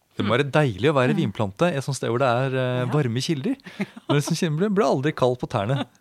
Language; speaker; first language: Norwegian; native; Norwegian